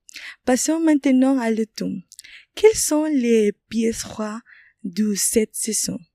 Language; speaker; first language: French; non-native, learner; Spanish